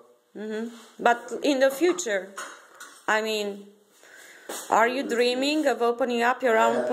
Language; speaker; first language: English; non-native, fluent; Hungarian